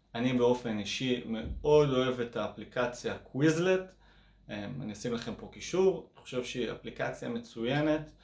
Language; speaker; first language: Hebrew; native; Hebrew